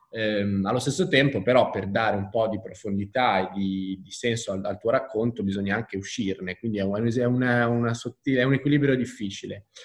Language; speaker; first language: Italian; native; Italian